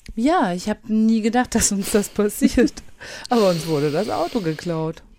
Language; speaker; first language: German; native; German